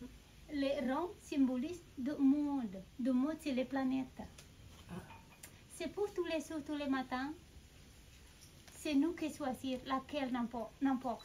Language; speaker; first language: French; non-native, fluent; Balinese